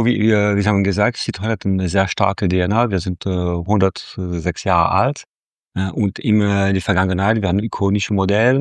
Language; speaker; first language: German; non-native, fluent; French